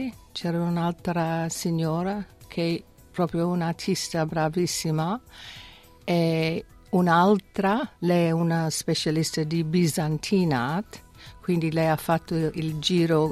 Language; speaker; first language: Italian; non-native, fluent; English